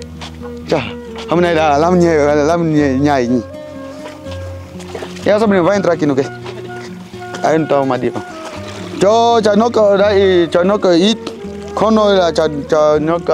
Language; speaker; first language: Vietnamese; non-native, learner; Portuguese